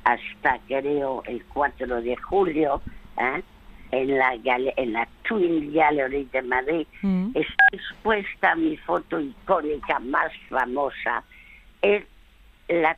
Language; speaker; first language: Spanish; early bilingual, other home language; French